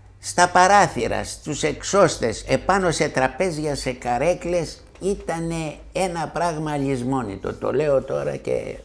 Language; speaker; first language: Greek; native; Greek